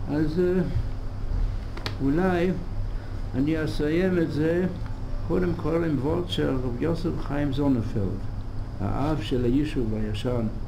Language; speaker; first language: Hebrew; non-native, fluent; English